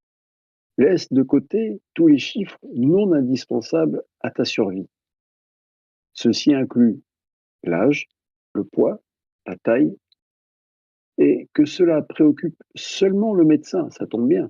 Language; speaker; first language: French; native; French